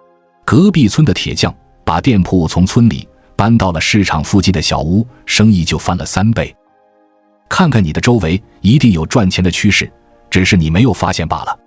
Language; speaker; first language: Chinese; native; Chinese